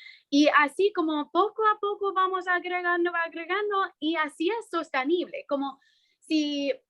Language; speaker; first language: Spanish; non-native, fluent; English